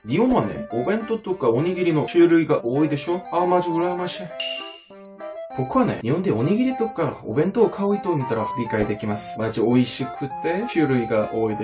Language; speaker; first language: Japanese; non-native, learner; Korean